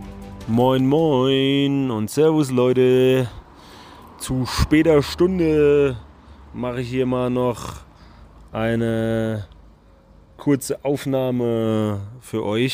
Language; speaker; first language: German; native; German